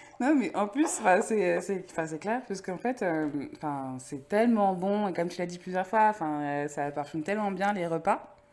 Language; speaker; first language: French; native; French